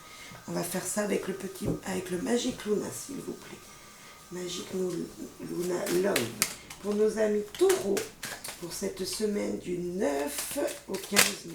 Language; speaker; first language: French; native; French